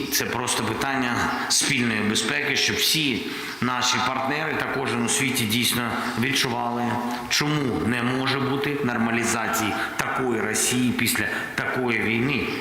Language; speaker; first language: Ukrainian; non-native, local second language; Russian